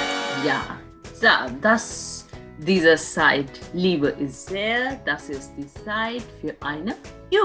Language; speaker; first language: German; non-native, fluent; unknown